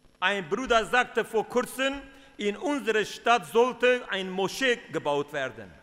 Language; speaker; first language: German; non-native, fluent; Kurdish